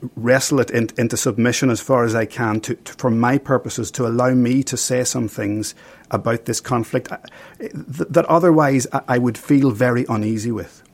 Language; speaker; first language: English; native; English